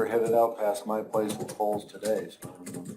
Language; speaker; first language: English; native; English